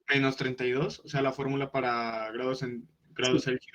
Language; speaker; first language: Spanish; native; Spanish